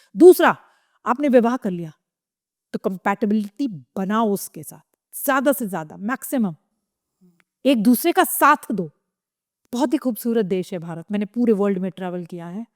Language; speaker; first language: Hindi; native; Hindi